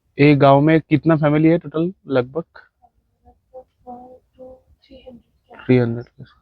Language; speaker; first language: Hindi; non-native, local second language; Bangla